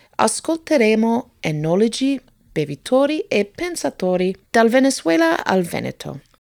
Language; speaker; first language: Italian; non-native, fluent; English